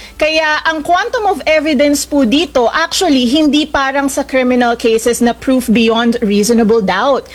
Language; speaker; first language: Filipino; native; Filipino